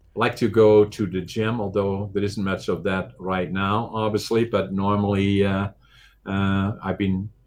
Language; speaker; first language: English; non-native, fluent; Dutch